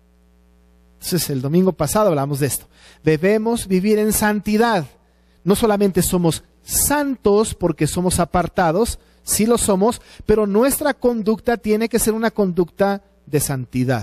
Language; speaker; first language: Spanish; native; Spanish